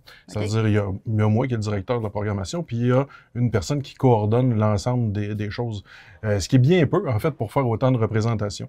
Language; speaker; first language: French; native; French